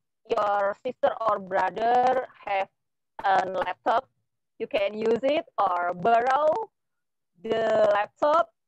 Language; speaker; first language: English; non-native, learner; Indonesian